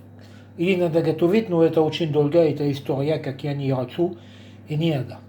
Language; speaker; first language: Russian; non-native, learner; French